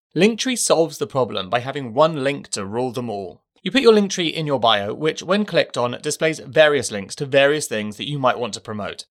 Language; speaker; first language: English; native; English